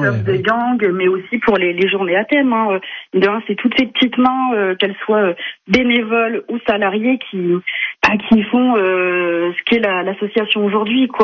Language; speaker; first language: French; native; French